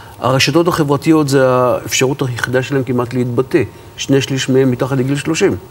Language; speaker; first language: Hebrew; native; Hebrew